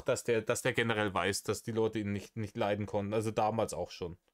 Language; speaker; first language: German; native; German